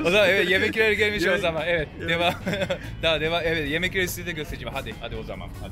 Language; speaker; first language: Turkish; non-native, fluent; Japanese